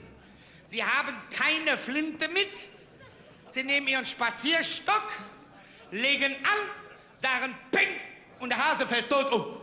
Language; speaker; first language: German; native; German